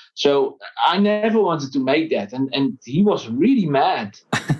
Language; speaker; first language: English; non-native, fluent; Dutch